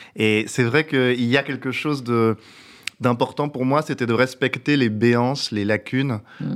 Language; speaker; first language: French; native; French